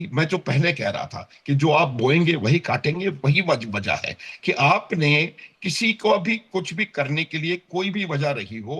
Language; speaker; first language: Hindi; native; Hindi